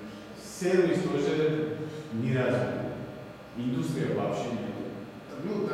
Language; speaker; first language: Russian; non-native, fluent; Georgian